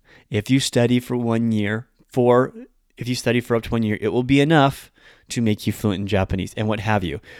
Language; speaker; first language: English; native; English